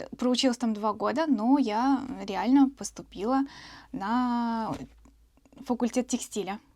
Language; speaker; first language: Russian; native; Russian